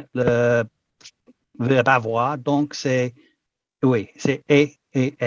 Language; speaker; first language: French; non-native, fluent; English